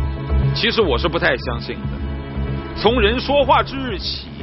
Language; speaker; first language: Chinese; native; Chinese